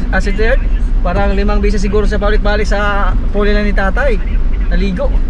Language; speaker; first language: Filipino; non-native, local second language; Cebuano